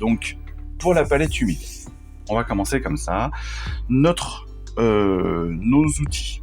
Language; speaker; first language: French; native; French